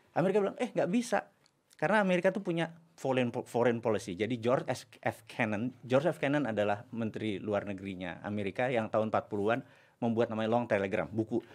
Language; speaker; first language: Indonesian; native; Indonesian